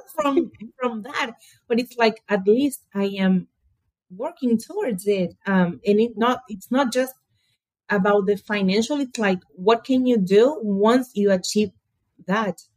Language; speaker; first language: English; early bilingual, other home language; Portuguese